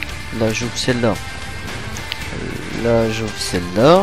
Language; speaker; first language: French; native; French